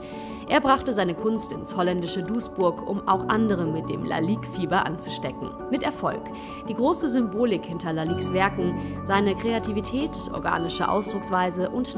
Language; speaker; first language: German; native; German